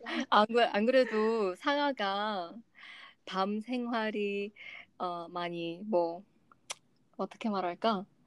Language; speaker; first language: Korean; non-native, learner; English